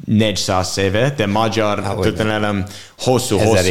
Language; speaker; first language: Hungarian; non-native, learner; English